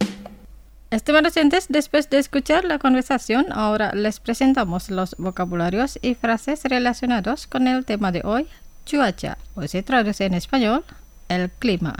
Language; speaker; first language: Spanish; non-native, fluent; Indonesian